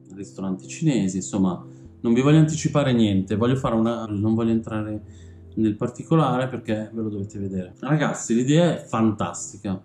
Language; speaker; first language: Italian; early bilingual, other home language; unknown